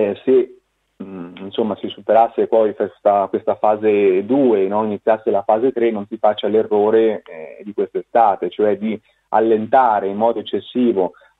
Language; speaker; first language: Italian; native; Italian